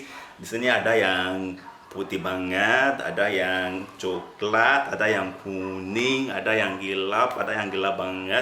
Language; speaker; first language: Indonesian; non-native, fluent; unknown